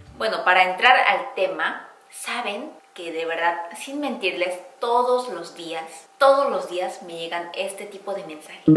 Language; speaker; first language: Spanish; non-native, fluent; Korean